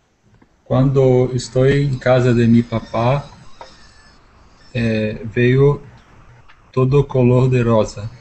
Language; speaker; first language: Spanish; non-native, learner; Portuguese